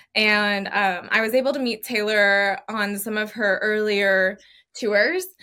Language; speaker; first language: English; native; English